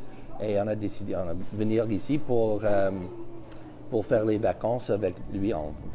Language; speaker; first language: French; early bilingual, heritage; English